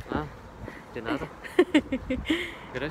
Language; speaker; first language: Spanish; non-native, learner; Korean